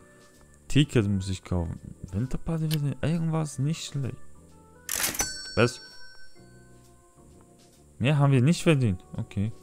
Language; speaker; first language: German; non-native, learner; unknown